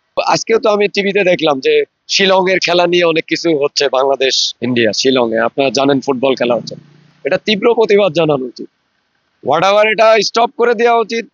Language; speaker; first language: Bangla; native; Bangla